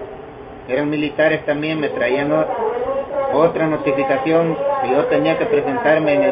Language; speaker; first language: Spanish; native; Spanish